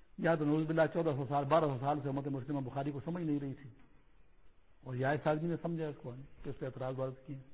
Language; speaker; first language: Urdu; non-native, local second language; Pashto